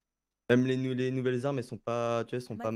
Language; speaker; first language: French; native; French